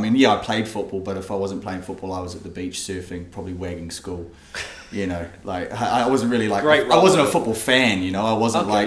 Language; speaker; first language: English; native; English